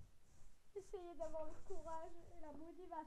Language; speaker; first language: French; native; French